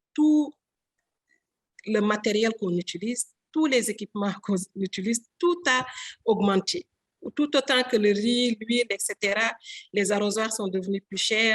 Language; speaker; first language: French; non-native, local second language; Wolof